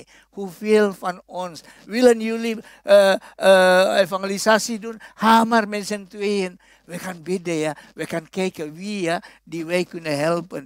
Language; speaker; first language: Dutch; non-native, fluent; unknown